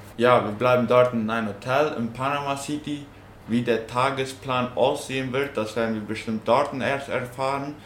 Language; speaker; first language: German; non-native, local second language; Plautdietsch